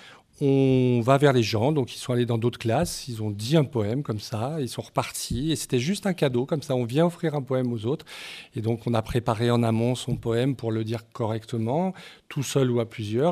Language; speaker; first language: French; native; French